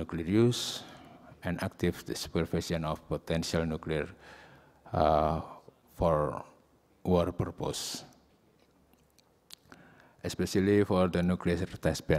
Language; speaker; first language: English; non-native, learner; Indonesian